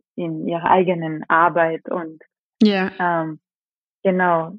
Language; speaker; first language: German; early bilingual, other home language; Japanese